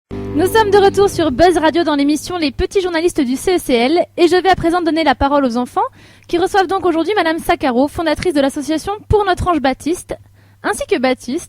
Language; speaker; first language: French; native; French